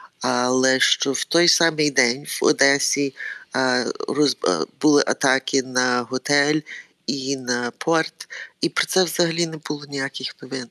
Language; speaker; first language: Ukrainian; early bilingual, heritage; Ukrainian